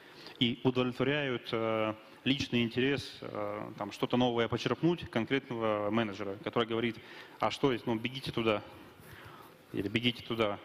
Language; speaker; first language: Russian; native; Russian